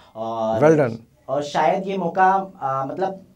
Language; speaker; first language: Hindi; native; Hindi